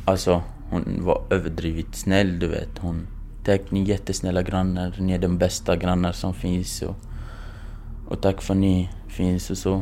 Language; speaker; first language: Swedish; non-native, fluent; Kurdish